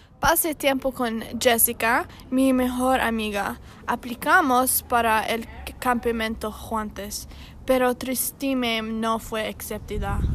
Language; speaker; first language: Spanish; non-native, learner; English